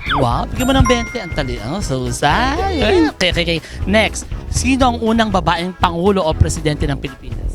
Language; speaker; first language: Filipino; native; Filipino